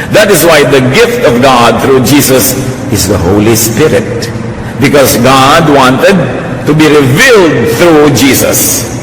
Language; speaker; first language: English; non-native, local second language; Filipino